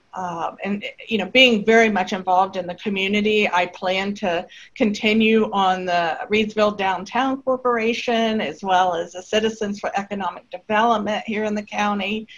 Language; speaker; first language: English; native; English